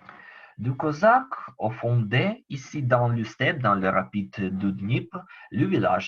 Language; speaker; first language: French; non-native, learner; Ukrainian